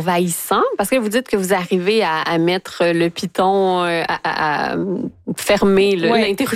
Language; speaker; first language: French; native; French